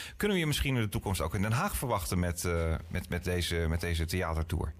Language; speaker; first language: Dutch; native; Dutch